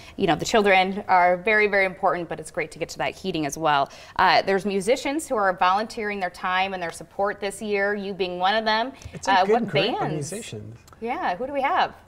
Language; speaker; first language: English; native; English